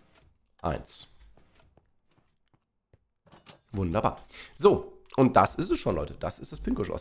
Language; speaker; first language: German; native; German